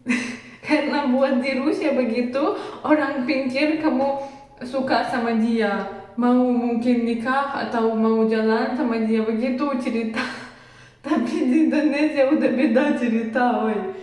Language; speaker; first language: Indonesian; non-native, learner; Russian